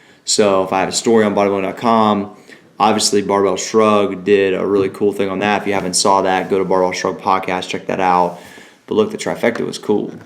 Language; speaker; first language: English; native; English